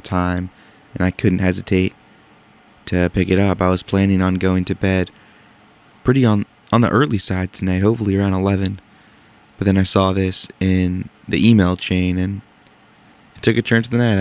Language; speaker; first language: English; native; English